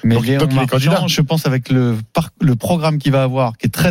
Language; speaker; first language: French; native; French